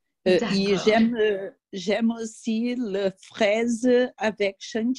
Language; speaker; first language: French; non-native, learner; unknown